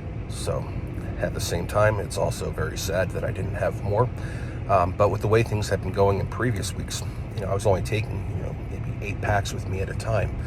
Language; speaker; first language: English; native; English